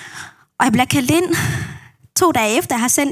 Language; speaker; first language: Danish; non-native, local second language; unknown